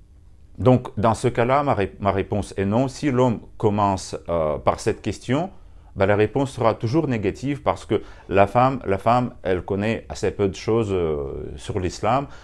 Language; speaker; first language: French; non-native, fluent; Russian